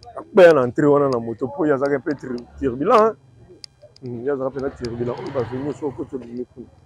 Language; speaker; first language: Lingala; native; Lingala